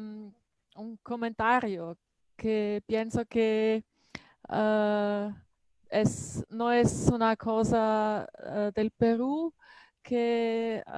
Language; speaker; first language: Spanish; non-native, learner; German